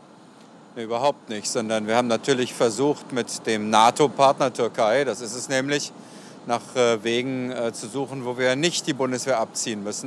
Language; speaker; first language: German; native; German